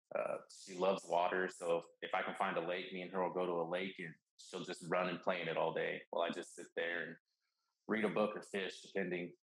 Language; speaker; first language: English; native; English